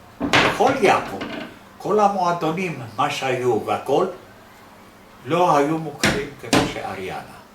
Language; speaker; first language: Hebrew; non-native, fluent; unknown